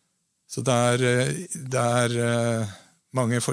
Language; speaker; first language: Norwegian; native; Norwegian